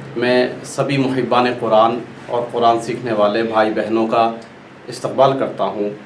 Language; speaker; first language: Urdu; native; Urdu